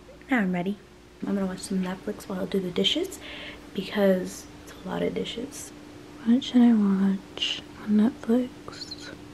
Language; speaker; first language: English; early bilingual, other home language; Spanish